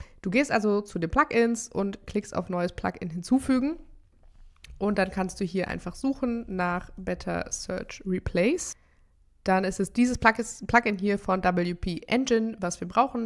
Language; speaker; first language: German; native; German